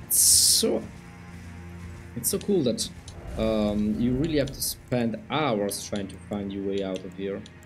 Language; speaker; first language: English; non-native, fluent; Italian